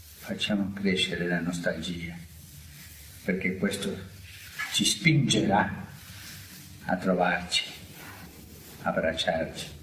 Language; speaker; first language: Italian; non-native, fluent; Spanish